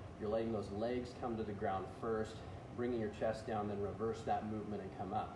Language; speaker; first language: English; native; English